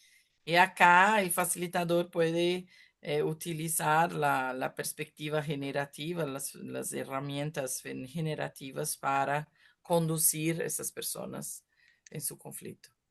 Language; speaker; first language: Spanish; non-native, fluent; Portuguese